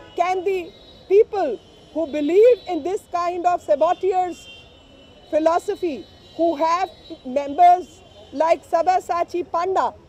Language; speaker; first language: English; non-native, local second language; Hindi